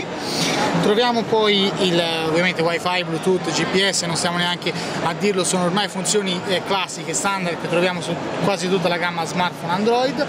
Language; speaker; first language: Italian; native; Italian